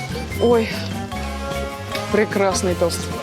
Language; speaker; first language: Russian; native; Russian